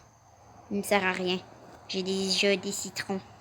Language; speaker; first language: French; native; French